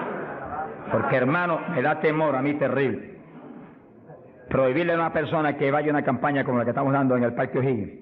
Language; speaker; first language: Spanish; native; Spanish